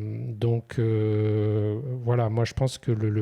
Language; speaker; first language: French; native; French